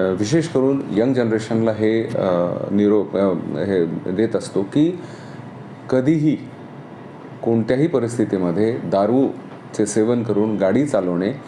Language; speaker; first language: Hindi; non-native, local second language; Marathi